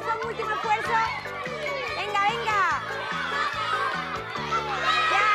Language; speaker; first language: Spanish; native; Spanish